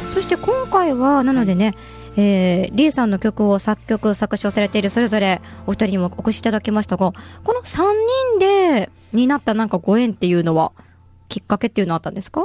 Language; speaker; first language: Japanese; native; Japanese